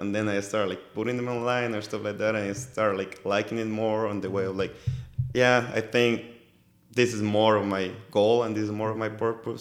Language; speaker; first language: English; non-native, fluent; Spanish